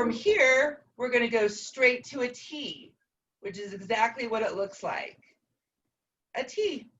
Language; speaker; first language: English; native; English